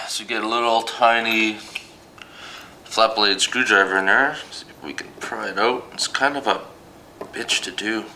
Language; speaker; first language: English; native; English